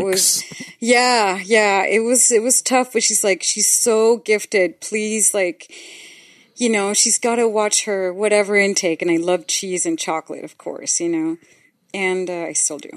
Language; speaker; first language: English; non-native, fluent; Spanish